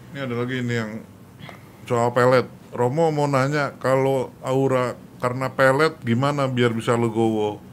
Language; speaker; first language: Indonesian; native; Indonesian